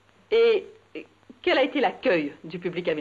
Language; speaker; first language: French; native; French